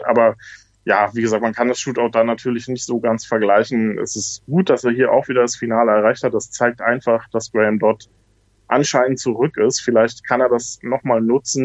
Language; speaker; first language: German; native; German